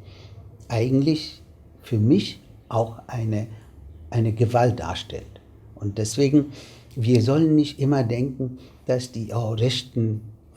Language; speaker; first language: German; non-native, fluent; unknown